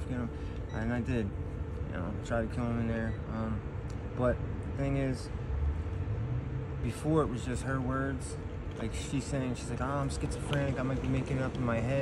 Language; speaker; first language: English; native; English